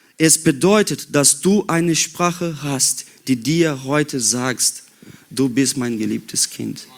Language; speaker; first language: German; non-native, learner; Portuguese